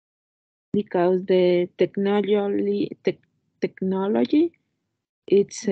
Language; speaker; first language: English; non-native, learner; Spanish